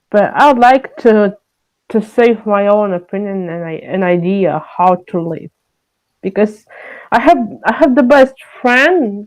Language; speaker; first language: English; non-native, learner; French